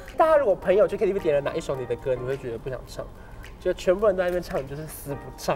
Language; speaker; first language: Chinese; native; Chinese